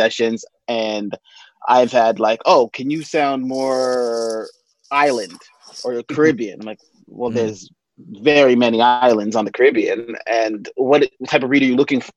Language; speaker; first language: English; native; English